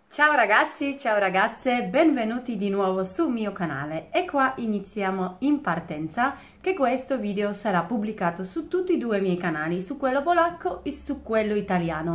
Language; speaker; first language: Italian; non-native, fluent; Polish